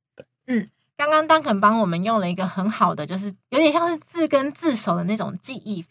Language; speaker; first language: Chinese; native; Chinese